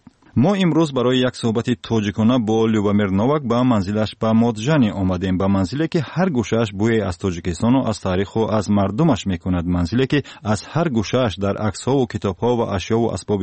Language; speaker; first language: Tajik; native; Tajik